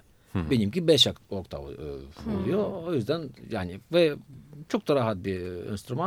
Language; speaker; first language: Turkish; non-native, fluent; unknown